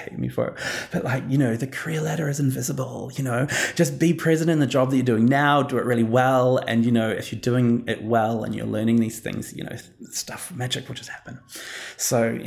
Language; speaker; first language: English; native; English